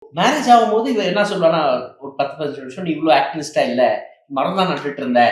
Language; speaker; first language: Tamil; native; Tamil